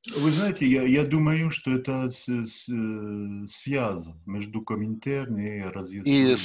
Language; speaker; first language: Russian; non-native, learner; French